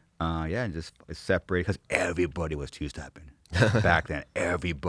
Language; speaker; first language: English; native; English